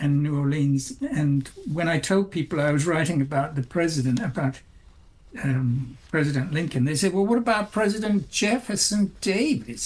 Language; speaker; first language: English; native; English